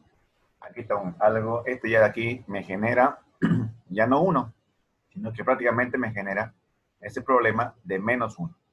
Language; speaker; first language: Spanish; native; Spanish